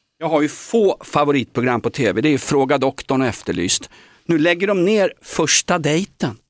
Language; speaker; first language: Swedish; native; Swedish